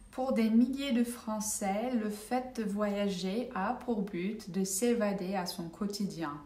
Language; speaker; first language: French; non-native, fluent; English